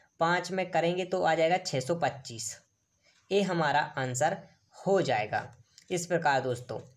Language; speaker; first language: Hindi; native; Hindi